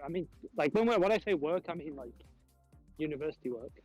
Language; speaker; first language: English; native; English